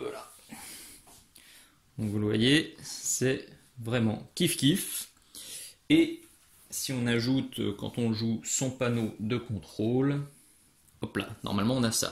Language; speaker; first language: French; native; French